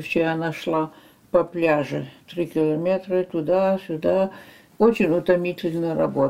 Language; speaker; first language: Russian; early bilingual, heritage; French